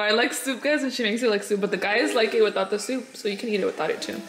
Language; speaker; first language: English; early bilingual, other home language; Spanish